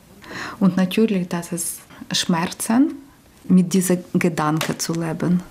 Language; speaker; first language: German; non-native, learner; Ukrainian